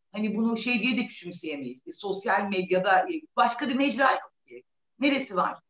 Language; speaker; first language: Turkish; native; Turkish